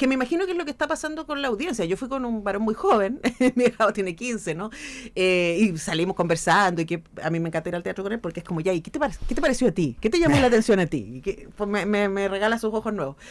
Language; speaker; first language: Spanish; native; Spanish